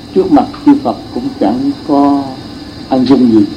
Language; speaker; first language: Vietnamese; native; Vietnamese